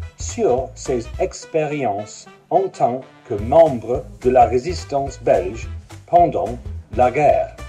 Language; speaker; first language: French; non-native, learner; English